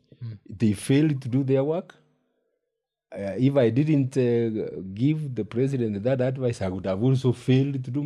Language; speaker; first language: English; non-native, local second language; Gusii